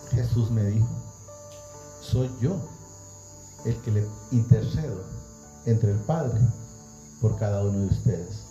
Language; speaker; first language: Spanish; native; Spanish